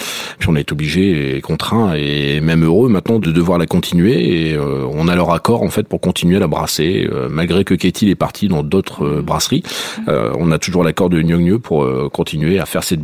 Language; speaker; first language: French; native; French